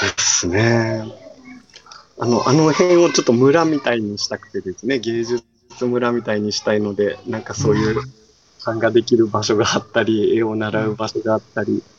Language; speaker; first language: Japanese; native; Japanese